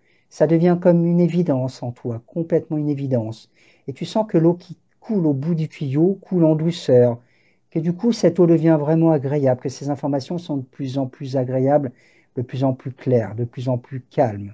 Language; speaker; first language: French; native; French